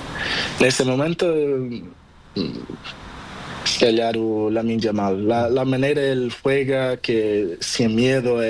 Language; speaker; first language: Spanish; non-native, learner; Portuguese